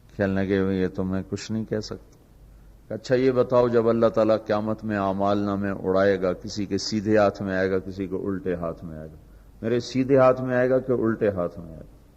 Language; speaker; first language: Urdu; non-native, local second language; Punjabi